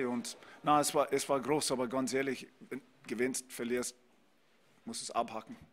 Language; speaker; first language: German; non-native, fluent; English